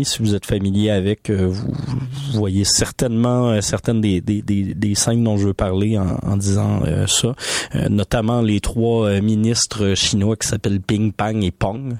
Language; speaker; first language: French; native; French